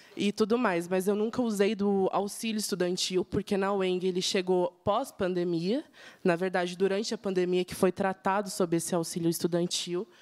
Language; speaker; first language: Portuguese; native; Portuguese